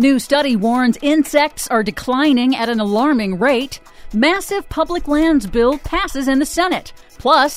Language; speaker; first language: English; native; English